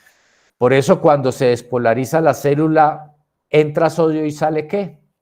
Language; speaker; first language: Spanish; native; Spanish